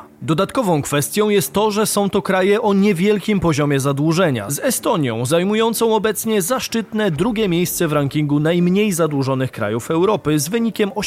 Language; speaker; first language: Polish; native; Polish